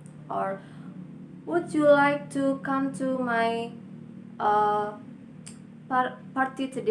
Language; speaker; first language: English; non-native, learner; Indonesian